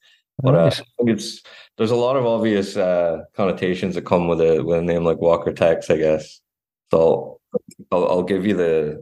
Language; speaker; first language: English; native; English